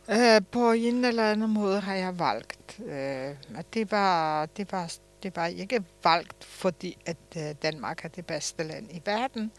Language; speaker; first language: Danish; non-native, fluent; Polish